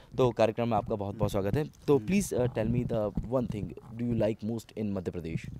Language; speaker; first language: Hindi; native; Hindi